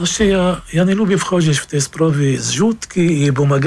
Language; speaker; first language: Polish; non-native, fluent; Arabic